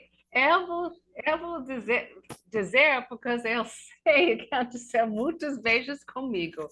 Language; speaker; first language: Portuguese; non-native, learner; English